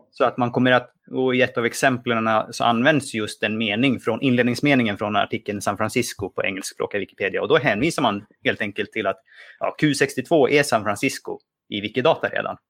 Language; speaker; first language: Swedish; native; Swedish